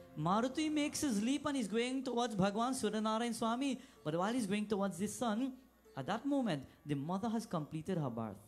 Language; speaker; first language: English; native; English